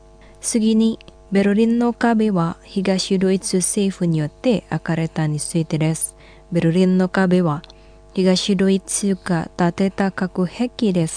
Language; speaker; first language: Japanese; non-native, fluent; Indonesian